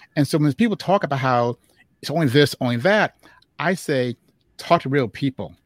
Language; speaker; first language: English; native; English